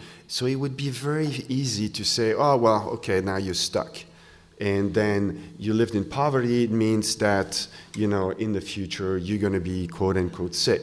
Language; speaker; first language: English; non-native, fluent; French